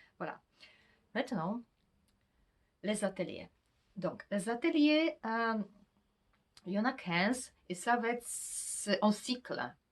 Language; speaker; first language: French; non-native, fluent; Polish